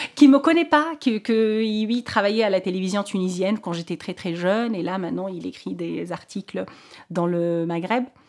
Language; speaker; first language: French; non-native, local second language; Arabic